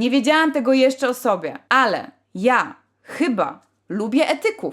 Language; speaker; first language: Polish; native; Polish